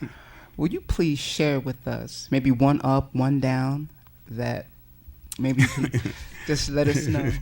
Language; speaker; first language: English; native; English